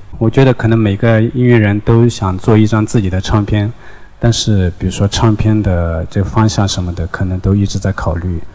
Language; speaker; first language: Chinese; non-native, local second language; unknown